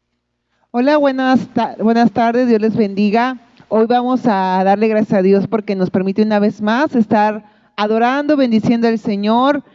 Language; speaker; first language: Spanish; native; Spanish